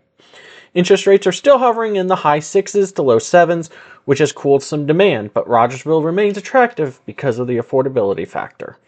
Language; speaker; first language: English; native; English